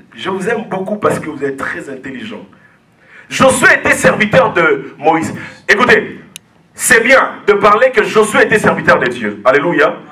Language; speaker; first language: French; non-native, local second language; Lingala